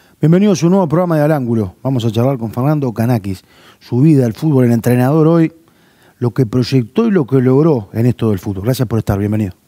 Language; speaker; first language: Spanish; native; Spanish